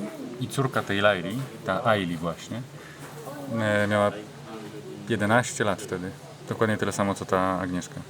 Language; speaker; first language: Polish; native; Polish